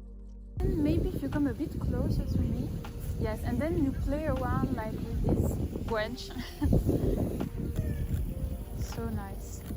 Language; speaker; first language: English; non-native, fluent; French